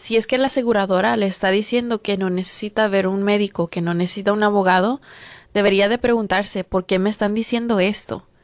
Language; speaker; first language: Spanish; early bilingual, heritage; Spanish